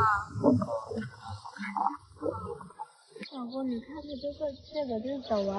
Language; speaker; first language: Chinese; non-native, learner; Lao